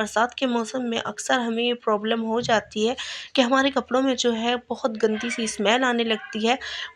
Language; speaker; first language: Hindi; native; Hindi